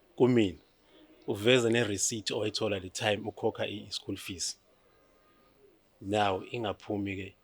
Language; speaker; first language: Zulu; native; Zulu